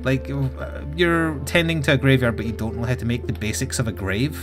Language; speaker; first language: English; native; English